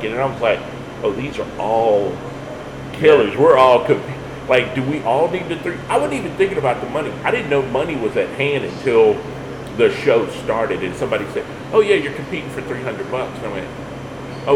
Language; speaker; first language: English; native; English